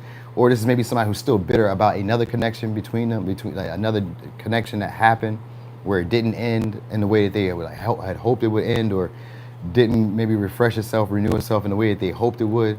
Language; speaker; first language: English; native; English